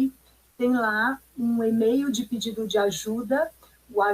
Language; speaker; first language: Portuguese; native; Portuguese